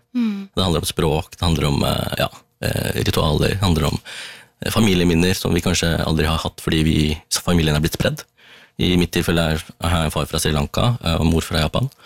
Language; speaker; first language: Norwegian; early bilingual, other home language; Tamil